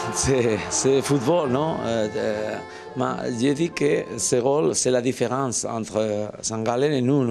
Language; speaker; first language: French; non-native, learner; Spanish